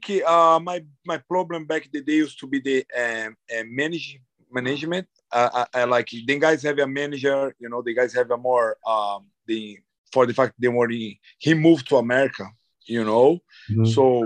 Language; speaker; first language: English; non-native, fluent; Portuguese